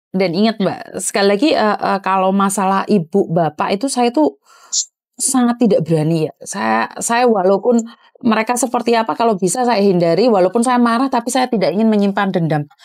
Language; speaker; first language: Indonesian; non-native, local second language; Javanese